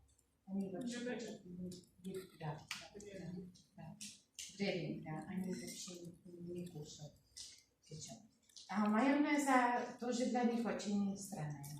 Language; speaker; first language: Russian; non-native, learner; Czech